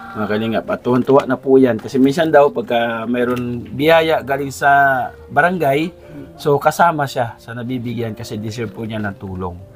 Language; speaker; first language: Filipino; native; Filipino